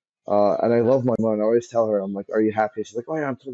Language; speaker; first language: English; early bilingual, other home language; Persian